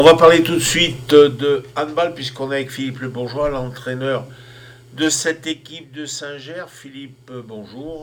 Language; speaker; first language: French; native; French